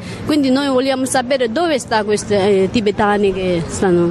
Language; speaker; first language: Italian; non-native, learner; Tibetan